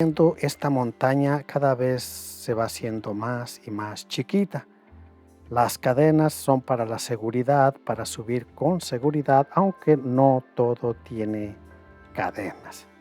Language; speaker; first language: Spanish; native; Spanish